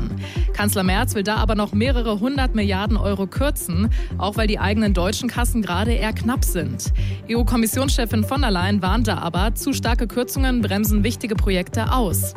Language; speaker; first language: German; native; German